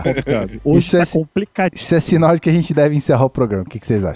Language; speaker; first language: Portuguese; native; Portuguese